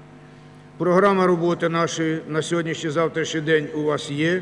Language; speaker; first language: Ukrainian; native; Ukrainian